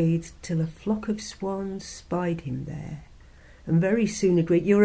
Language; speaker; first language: English; native; English